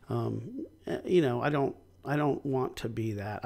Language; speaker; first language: English; native; English